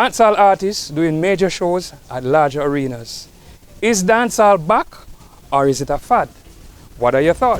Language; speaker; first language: English; native; English